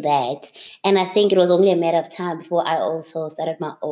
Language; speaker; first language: English; non-native, local second language; Zulu